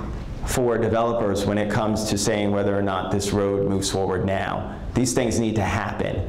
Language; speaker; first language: English; native; English